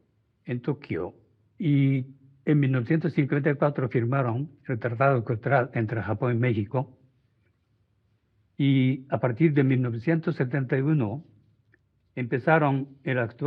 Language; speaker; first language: Spanish; non-native, fluent; Japanese